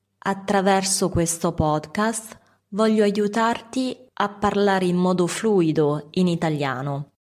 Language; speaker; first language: Italian; native; Italian